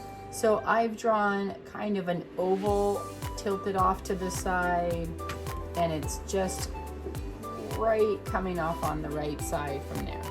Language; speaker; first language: English; native; English